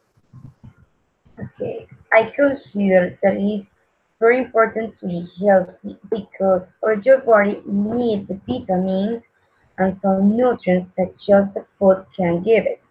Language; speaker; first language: English; non-native, learner; Spanish